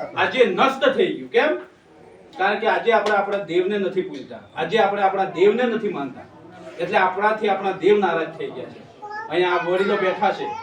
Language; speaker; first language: Gujarati; non-native, local second language; Vasavi